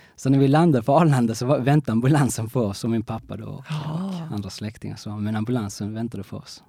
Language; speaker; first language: Swedish; early bilingual, other home language; Spanish